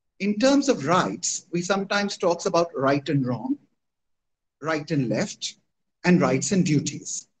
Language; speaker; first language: English; non-native, local second language; Hindi